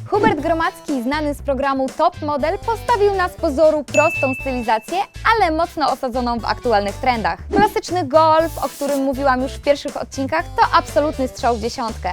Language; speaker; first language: Polish; native; Polish